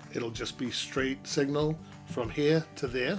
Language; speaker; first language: English; native; English